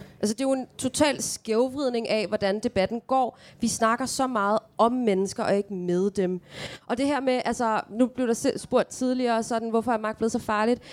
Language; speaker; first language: Danish; early bilingual, other home language; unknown